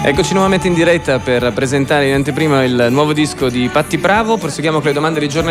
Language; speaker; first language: Italian; native; Italian